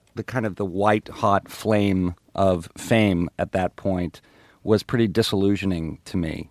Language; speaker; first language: English; native; English